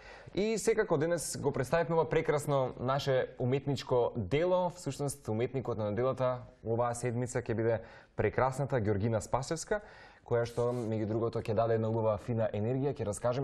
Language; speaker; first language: Macedonian; native; Macedonian